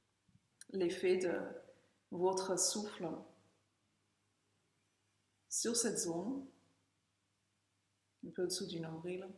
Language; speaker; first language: French; native; French